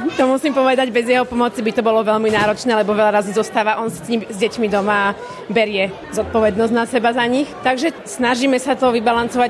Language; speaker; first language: Slovak; native; Slovak